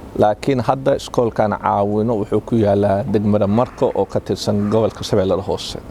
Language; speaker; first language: Somali; early bilingual, heritage; Somali